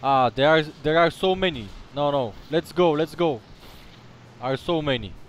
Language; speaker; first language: English; non-native, learner; Romanian